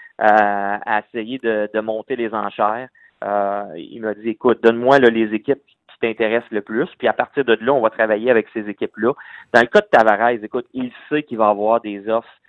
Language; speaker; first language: French; native; French